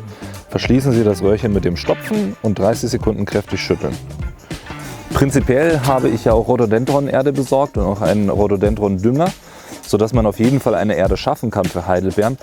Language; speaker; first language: German; native; German